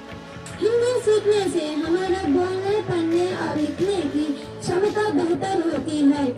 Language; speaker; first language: Hindi; non-native, local second language; Telugu